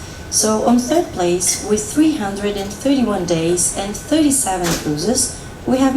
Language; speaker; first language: English; non-native, fluent; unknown